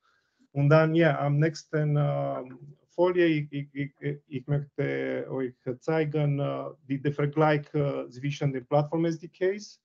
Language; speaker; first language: German; non-native, learner; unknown